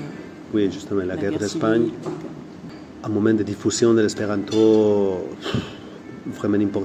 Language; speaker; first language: French; non-native, fluent; Catalan